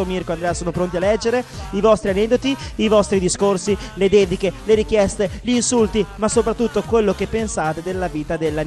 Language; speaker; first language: Italian; native; Italian